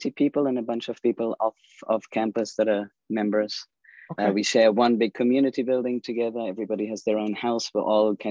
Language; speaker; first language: English; non-native, fluent; German